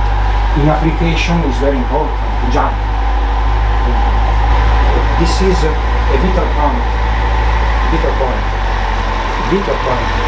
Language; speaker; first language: English; non-native, learner; Italian